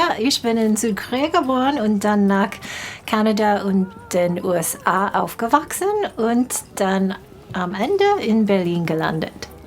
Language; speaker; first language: German; non-native, fluent; English